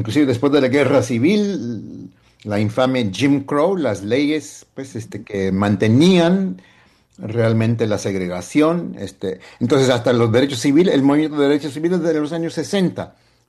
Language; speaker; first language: Spanish; early bilingual, heritage; Spanish